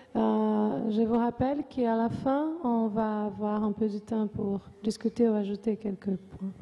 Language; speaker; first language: French; non-native, fluent; Portuguese